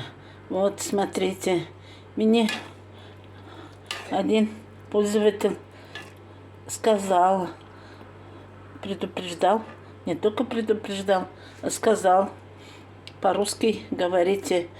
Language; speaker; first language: Russian; non-native, local second language; Tatar